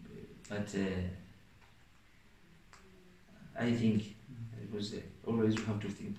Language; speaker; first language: English; non-native, local second language; Swahili